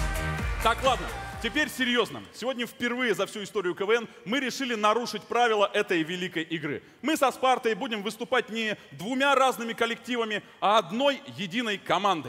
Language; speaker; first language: Russian; native; Russian